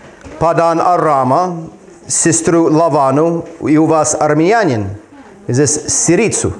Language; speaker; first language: Russian; non-native, fluent; English